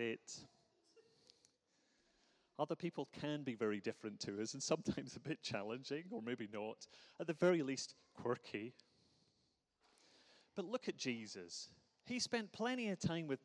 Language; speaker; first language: English; native; English